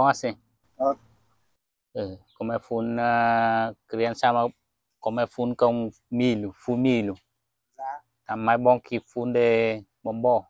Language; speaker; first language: Portuguese; non-native, learner; Vietnamese